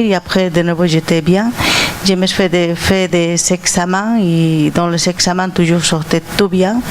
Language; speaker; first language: French; non-native, learner; Portuguese